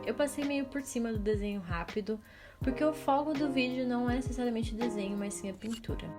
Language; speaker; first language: Portuguese; native; Portuguese